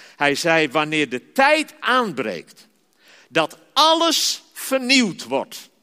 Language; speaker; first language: Dutch; native; Dutch